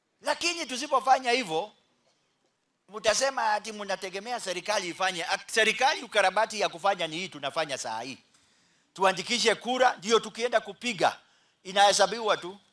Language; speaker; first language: Swahili; native; Swahili